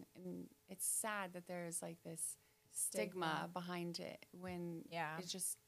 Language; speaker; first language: English; native; English